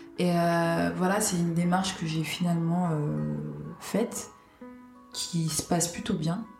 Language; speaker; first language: French; early bilingual, other home language; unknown